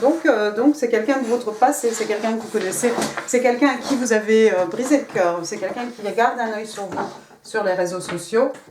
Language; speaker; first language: French; native; French